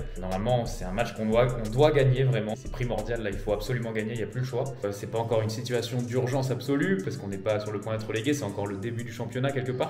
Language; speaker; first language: French; native; French